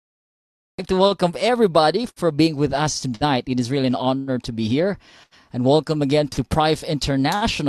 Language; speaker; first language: English; non-native, local second language; Filipino